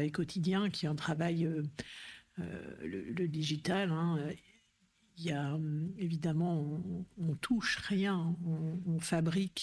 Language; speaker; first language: French; native; French